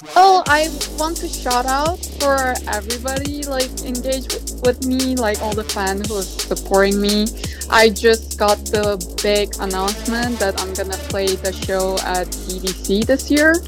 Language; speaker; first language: English; non-native, learner; Korean